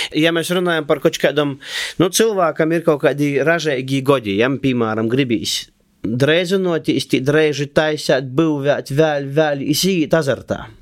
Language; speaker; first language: Latvian; native; Latvian